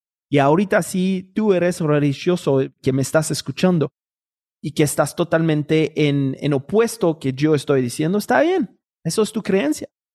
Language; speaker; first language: Spanish; non-native, fluent; French